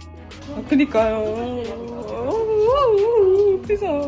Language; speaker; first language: Korean; non-native, fluent; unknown